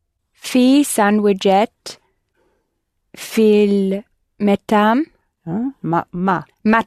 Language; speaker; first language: Arabic; non-native, learner; English